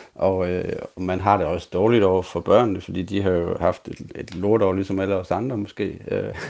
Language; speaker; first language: Danish; native; Danish